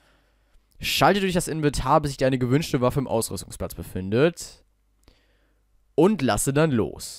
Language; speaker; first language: German; native; German